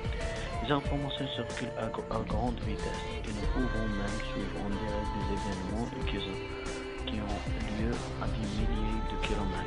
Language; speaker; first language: French; non-native, learner; Arabic